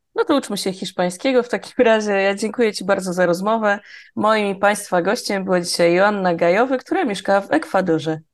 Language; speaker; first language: Polish; native; Polish